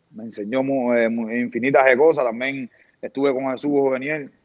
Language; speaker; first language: Spanish; native; Spanish